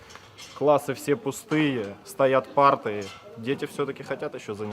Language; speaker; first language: Russian; native; Russian